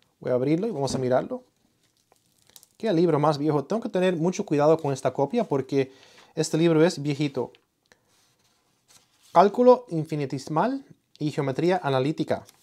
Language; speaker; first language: Spanish; early bilingual, heritage; Spanish